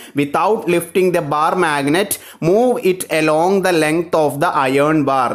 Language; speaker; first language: English; non-native, local second language; Malayalam